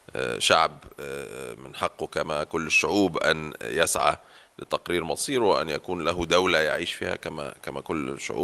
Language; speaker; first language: Arabic; native; Arabic